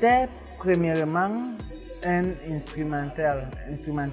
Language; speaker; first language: French; non-native, local second language; English